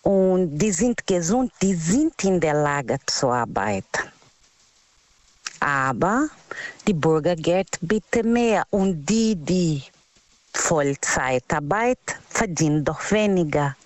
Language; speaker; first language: German; non-native, learner; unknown